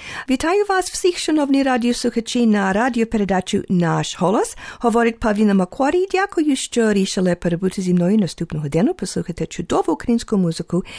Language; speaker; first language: Ukrainian; early bilingual, heritage; Ukrainian